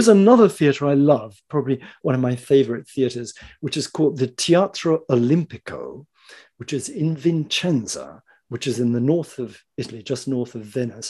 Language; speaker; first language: English; native; English